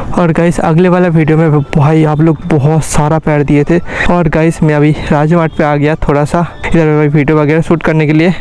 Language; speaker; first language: Hindi; non-native, local second language; Bangla